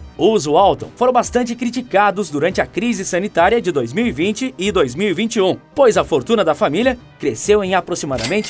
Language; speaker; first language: Portuguese; native; Portuguese